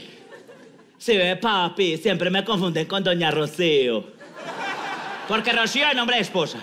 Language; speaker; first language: Spanish; native; Spanish